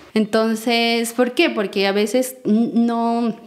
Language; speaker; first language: Spanish; native; Spanish